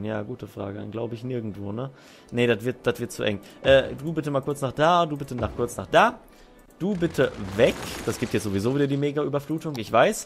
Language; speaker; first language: German; native; German